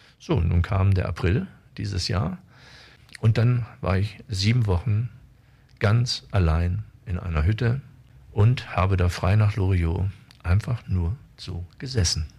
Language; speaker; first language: German; native; German